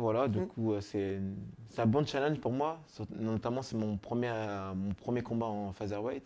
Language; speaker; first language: French; native; French